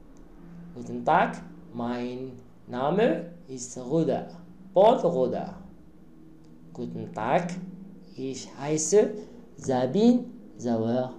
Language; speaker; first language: German; non-native, learner; Arabic